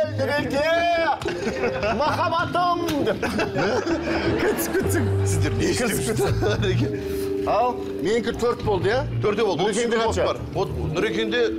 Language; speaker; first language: Kazakh; native; Kazakh